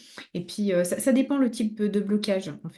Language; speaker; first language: French; native; French